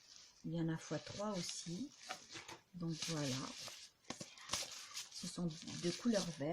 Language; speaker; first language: French; native; French